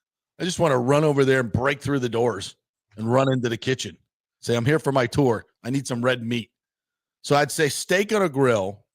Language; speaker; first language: English; native; English